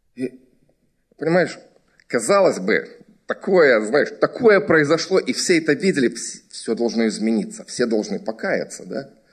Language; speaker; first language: Russian; early bilingual, heritage; Russian